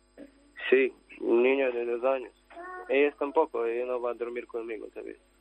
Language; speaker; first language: Spanish; non-native, learner; Ukrainian